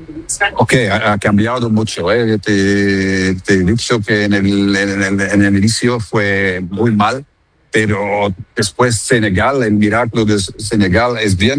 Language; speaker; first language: Spanish; non-native, fluent; Dutch